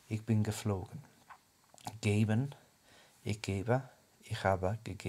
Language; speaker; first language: German; non-native, fluent; English